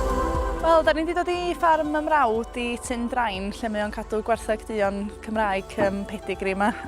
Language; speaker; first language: Welsh; native; Welsh